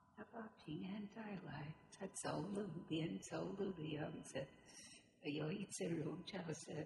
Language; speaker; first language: Chinese; non-native, fluent; English